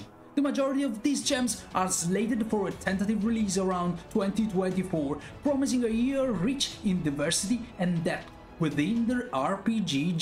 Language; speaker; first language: English; non-native, fluent; Italian